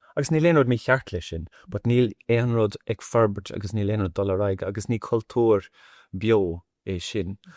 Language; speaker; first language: Irish; non-native, local second language; English